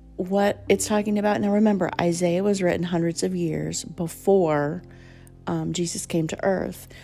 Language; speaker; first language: English; native; English